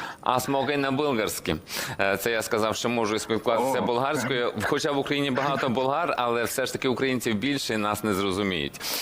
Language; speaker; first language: Ukrainian; native; Ukrainian